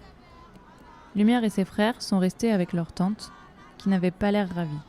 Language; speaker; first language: French; native; French